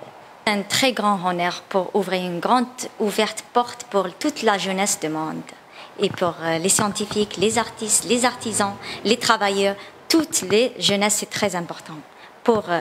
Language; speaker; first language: French; non-native, learner; Chinese